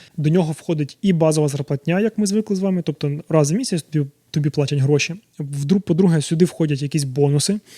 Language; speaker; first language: Ukrainian; non-native, local second language; Russian